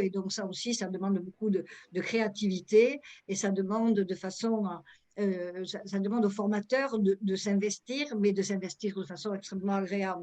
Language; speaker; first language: French; native; French